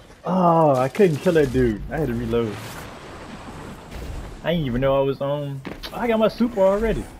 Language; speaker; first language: English; native; English